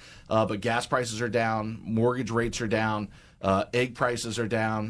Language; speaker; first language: English; native; English